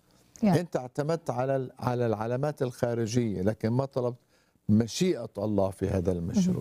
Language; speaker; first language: Arabic; native; Arabic